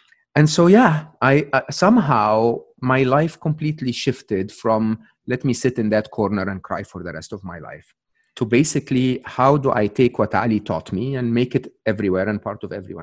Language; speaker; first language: English; non-native, fluent; Arabic